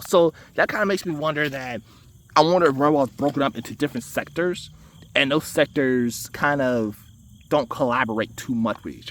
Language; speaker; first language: English; native; English